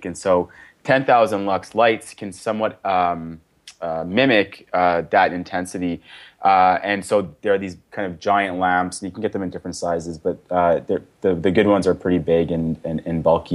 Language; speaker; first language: English; native; English